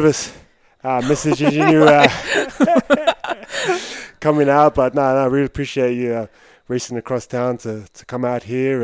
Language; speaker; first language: English; native; English